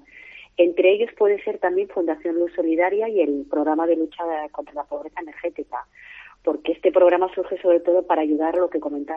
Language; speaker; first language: Spanish; native; Spanish